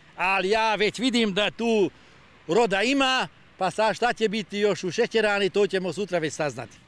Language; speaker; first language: Serbian; non-native, local second language; Hungarian